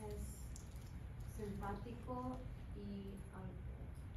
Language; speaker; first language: Spanish; non-native, learner; English